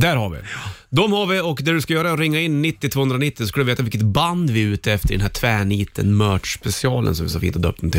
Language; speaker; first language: Swedish; native; Swedish